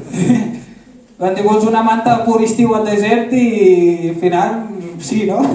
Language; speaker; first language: Catalan; early bilingual, other home language; Arabic